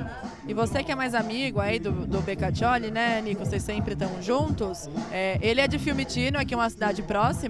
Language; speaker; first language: Portuguese; native; Portuguese